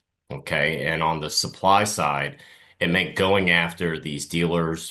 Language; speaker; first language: English; native; English